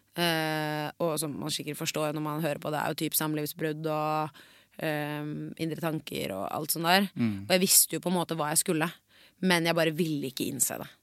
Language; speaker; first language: Norwegian; native; Norwegian